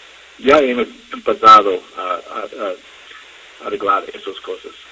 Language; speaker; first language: Spanish; non-native, learner; English